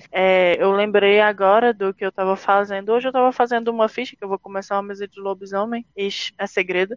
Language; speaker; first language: Portuguese; native; Portuguese